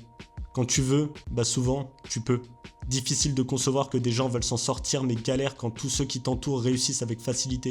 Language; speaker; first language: French; native; French